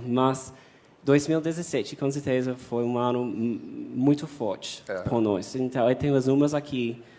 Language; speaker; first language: Portuguese; non-native, fluent; English